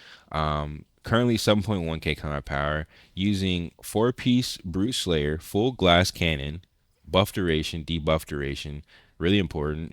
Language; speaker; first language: English; native; English